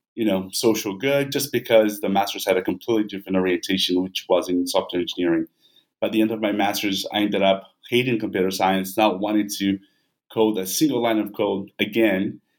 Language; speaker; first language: English; non-native, fluent; Portuguese